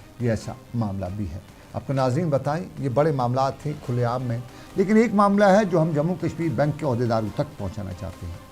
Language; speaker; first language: Urdu; non-native, local second language; Kashmiri